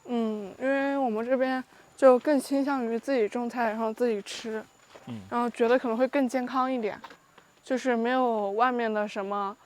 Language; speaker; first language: Chinese; native; Chinese